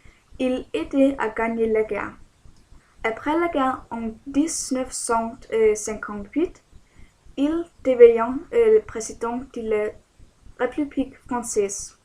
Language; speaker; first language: French; non-native, learner; Danish